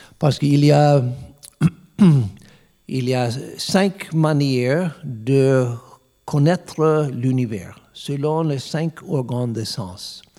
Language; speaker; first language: French; non-native, learner; English